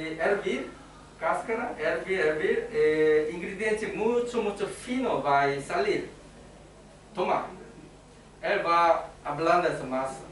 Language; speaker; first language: Spanish; non-native, learner; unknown